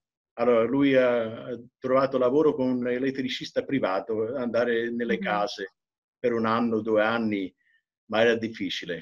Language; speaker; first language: Italian; early bilingual, heritage; English